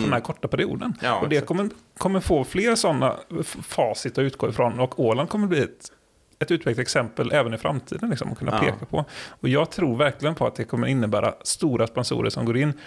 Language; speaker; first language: Swedish; native; Swedish